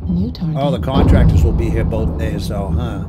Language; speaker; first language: English; native; English